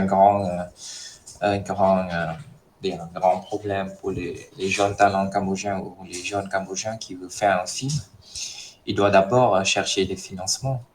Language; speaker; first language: French; non-native, fluent; Khmer